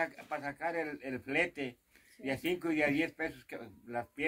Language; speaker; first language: Spanish; native; Spanish